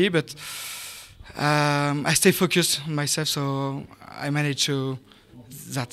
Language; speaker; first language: English; non-native, learner; French